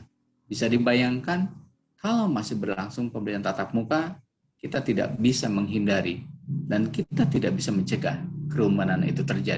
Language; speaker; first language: Indonesian; native; Indonesian